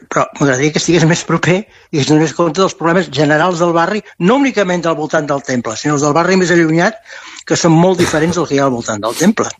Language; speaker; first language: Catalan; native; Catalan